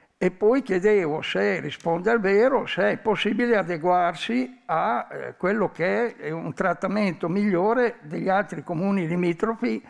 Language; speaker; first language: Italian; native; Italian